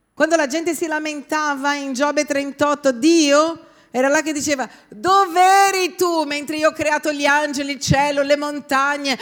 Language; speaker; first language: Italian; non-native, fluent; Portuguese